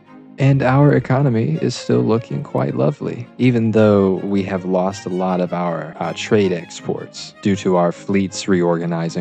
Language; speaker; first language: English; native; English